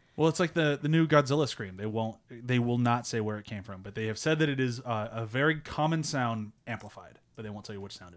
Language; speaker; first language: English; native; English